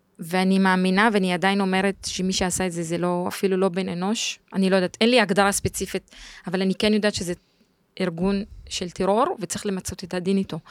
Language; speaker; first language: Hebrew; non-native, local second language; Arabic